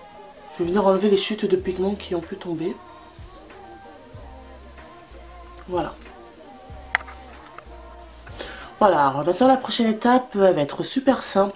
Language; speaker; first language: French; native; French